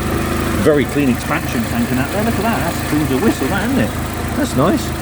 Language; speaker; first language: English; native; English